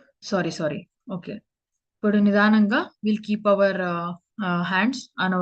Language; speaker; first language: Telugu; early bilingual, heritage; Telugu